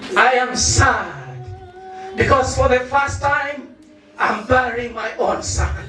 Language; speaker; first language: English; non-native, local second language; Swahili